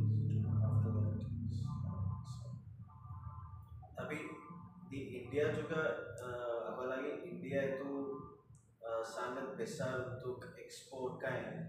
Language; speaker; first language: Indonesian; non-native, fluent; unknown